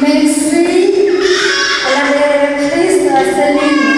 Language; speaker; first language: French; non-native, fluent; Vietnamese